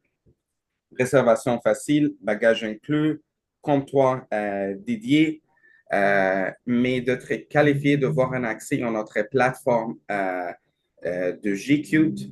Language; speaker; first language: French; non-native, learner; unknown